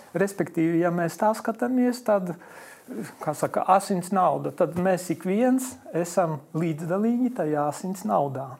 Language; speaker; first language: Latvian; non-native, local second language; Polish